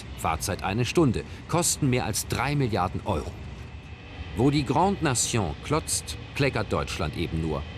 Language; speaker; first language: German; native; German